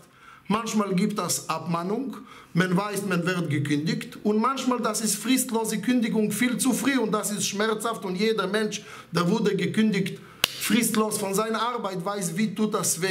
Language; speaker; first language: German; non-native, fluent; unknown